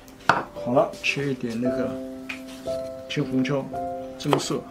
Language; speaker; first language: Chinese; native; Chinese